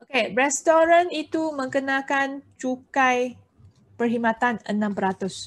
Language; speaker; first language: Malay; native; Malay